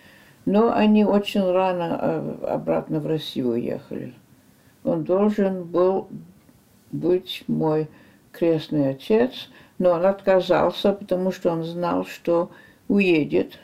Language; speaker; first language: Russian; early bilingual, heritage; French